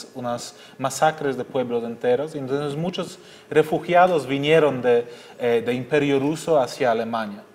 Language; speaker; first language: Spanish; non-native, fluent; German